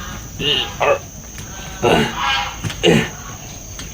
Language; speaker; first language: Chinese; native; Chinese